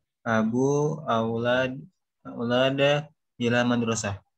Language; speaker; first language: Arabic; non-native, learner; Indonesian